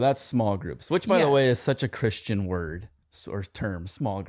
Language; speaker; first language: English; native; English